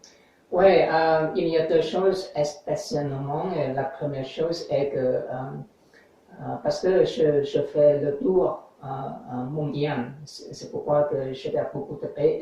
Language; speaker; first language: French; non-native, learner; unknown